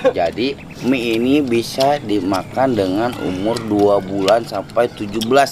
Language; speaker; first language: Indonesian; non-native, local second language; Sundanese